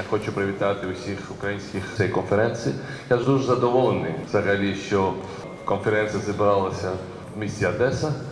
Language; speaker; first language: Ukrainian; non-native, learner; Georgian